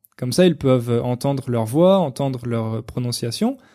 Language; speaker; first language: French; native; French